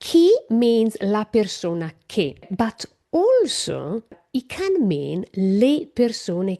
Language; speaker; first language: Italian; non-native, learner; English